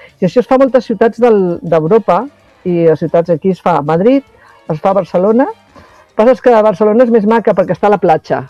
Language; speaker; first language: Catalan; non-native, local second language; Spanish